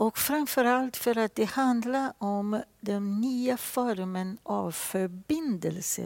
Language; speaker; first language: Swedish; non-native, fluent; Portuguese